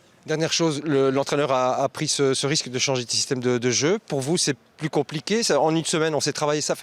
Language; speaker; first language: French; native; French